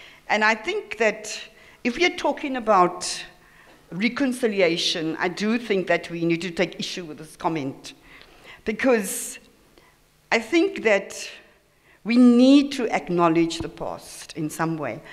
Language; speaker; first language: English; early bilingual, other home language; Afrikaans